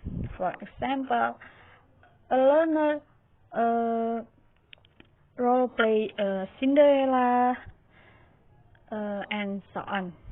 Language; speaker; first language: English; non-native, learner; Indonesian